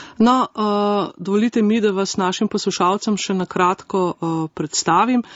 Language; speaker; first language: Slovenian; native; Slovenian